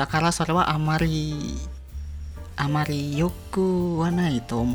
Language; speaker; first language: Japanese; non-native, learner; Indonesian